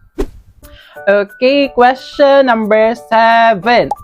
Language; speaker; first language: Filipino; native; Filipino